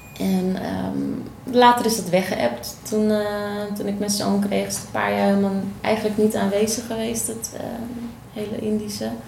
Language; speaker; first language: Dutch; native; Dutch